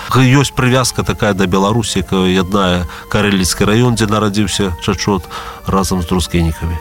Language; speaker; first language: Belarusian; native; Belarusian